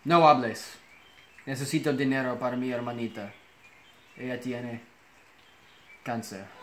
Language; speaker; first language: Spanish; non-native, learner; English